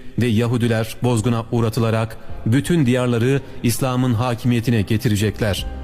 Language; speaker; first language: Turkish; native; Turkish